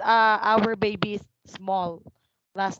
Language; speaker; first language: English; non-native, fluent; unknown